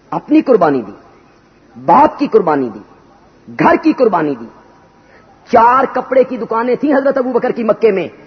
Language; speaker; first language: Urdu; non-native, local second language; Punjabi